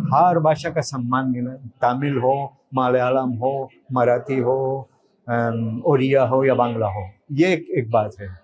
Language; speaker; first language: Hindi; non-native, fluent; Catalan